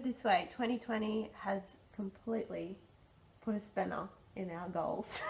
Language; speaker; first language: English; native; English